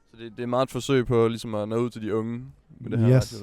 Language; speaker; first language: Danish; native; Danish